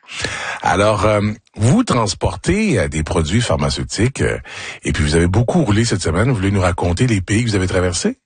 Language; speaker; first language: French; native; French